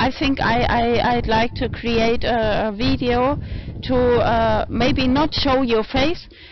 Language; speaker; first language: English; non-native, fluent; German